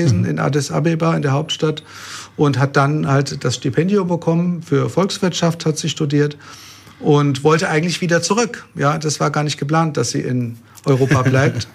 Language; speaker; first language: German; native; German